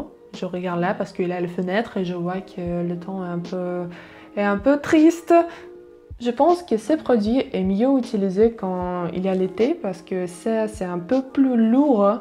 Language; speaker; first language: French; non-native, learner; Russian